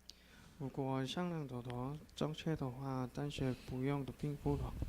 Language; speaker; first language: Chinese; non-native, learner; Korean